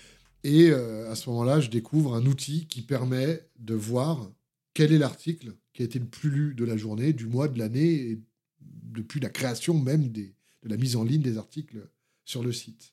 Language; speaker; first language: French; native; French